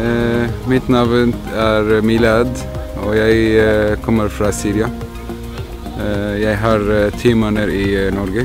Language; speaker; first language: Norwegian; non-native, learner; Arabic